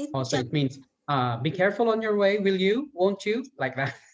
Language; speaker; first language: English; non-native, fluent; Thai